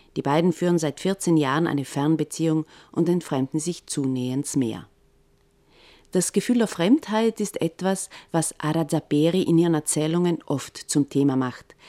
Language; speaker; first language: German; native; German